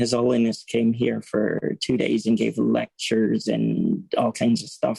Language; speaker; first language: English; native; English